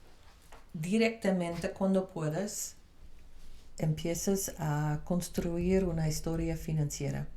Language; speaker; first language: Spanish; non-native, fluent; Dutch